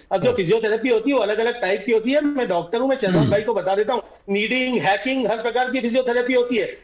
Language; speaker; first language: Hindi; native; Hindi